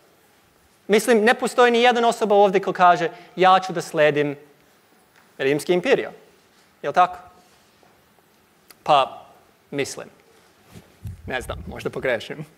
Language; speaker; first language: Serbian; non-native, learner; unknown